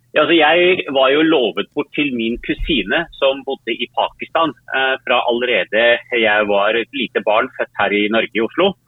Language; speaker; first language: Norwegian; early bilingual, other home language; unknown